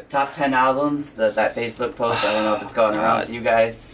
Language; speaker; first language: English; native; English